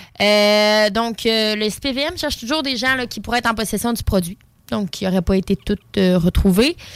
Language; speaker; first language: French; native; French